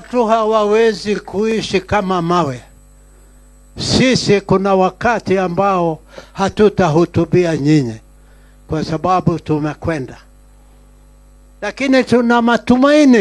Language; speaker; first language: Swahili; non-native, local second language; Kikuyu